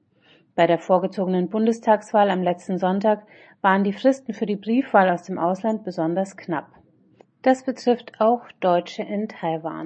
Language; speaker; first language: German; native; German